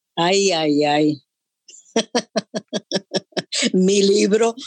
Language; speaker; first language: Spanish; early bilingual, heritage; Spanish